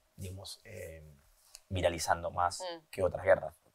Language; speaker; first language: Spanish; native; Spanish